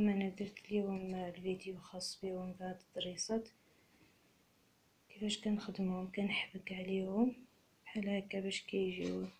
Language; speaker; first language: Arabic; native; Arabic